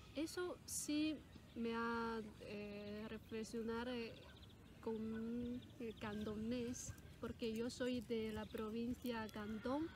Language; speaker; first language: Spanish; non-native, fluent; Cantonese